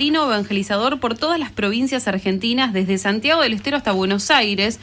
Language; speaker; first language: Spanish; native; Spanish